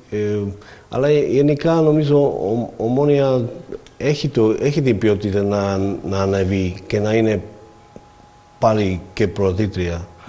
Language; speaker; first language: Greek; non-native, fluent; Slovak